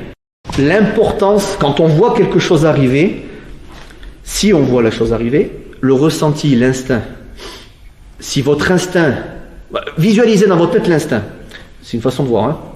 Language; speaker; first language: French; native; French